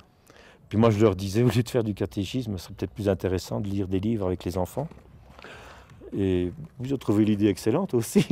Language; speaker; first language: French; native; French